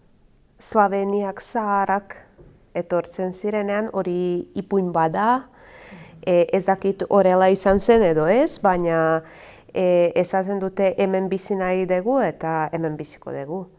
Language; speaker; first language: Basque; non-native, learner; Croatian